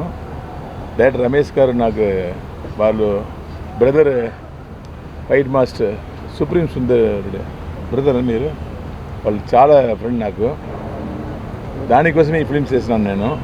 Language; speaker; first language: Telugu; non-native, learner; Tamil